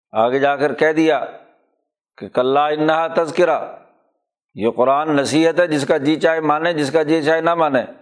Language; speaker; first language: Urdu; non-native, local second language; Punjabi